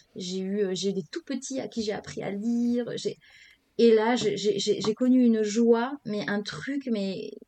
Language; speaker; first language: French; native; French